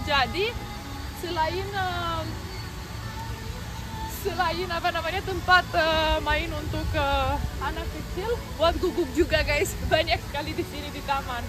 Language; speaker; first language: Indonesian; non-native, fluent; Romanian